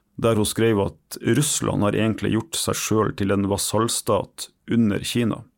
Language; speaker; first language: Norwegian; native; Norwegian